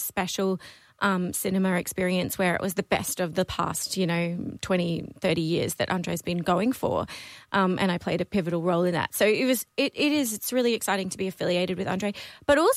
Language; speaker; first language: English; non-native, local second language; Dutch